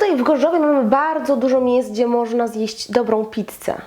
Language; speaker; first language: Polish; native; Polish